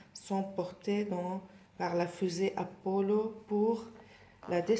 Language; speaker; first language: French; non-native, local second language; Arabic